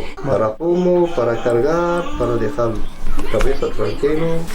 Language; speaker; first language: Spanish; non-native, learner; Arabic